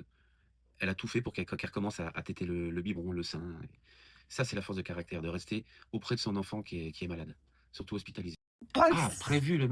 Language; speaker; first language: French; native; French